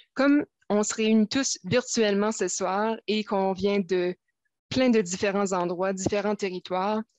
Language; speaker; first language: French; native; French